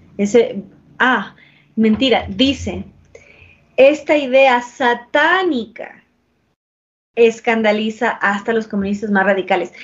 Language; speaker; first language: Spanish; early bilingual, heritage; English